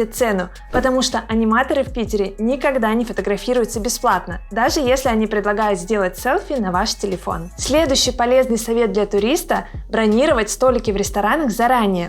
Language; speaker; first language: Russian; native; Russian